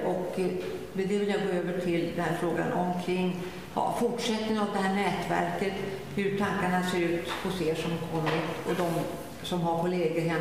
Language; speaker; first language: Swedish; native; Swedish